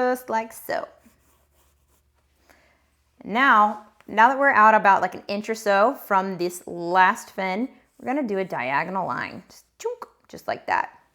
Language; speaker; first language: English; native; English